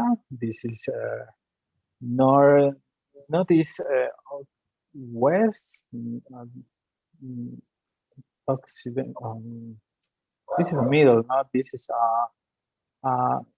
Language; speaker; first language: English; non-native, learner; Spanish